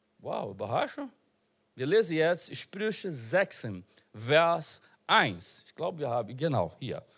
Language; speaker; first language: German; non-native, learner; Portuguese